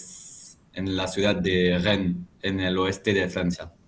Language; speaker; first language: Spanish; non-native, learner; French